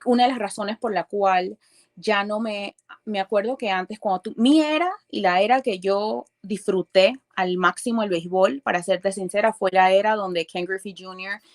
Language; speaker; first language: Spanish; early bilingual, other home language; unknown